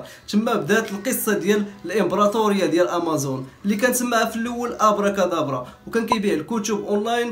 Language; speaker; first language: Arabic; native; Arabic